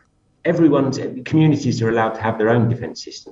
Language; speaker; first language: English; native; English